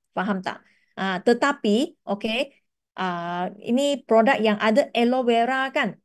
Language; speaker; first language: Malay; non-native, local second language; Chinese